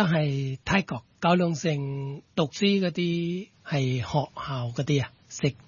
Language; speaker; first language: Cantonese; non-native, fluent; Thai